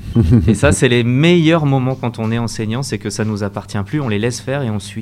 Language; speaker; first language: French; native; French